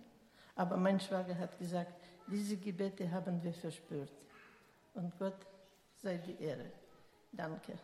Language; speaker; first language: German; non-native, learner; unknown